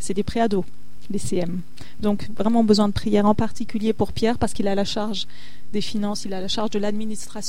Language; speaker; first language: French; native; French